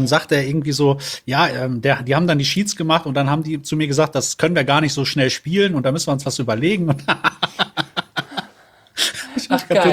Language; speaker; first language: German; native; German